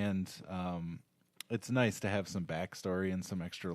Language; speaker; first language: English; native; English